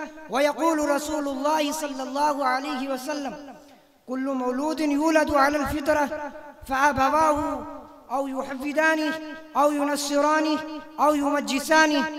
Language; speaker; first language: Arabic; non-native, learner; Urdu